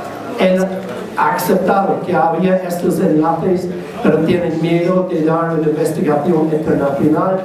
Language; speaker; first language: Spanish; non-native, learner; English